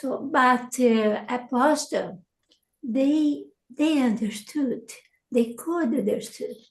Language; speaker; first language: English; non-native, learner; Portuguese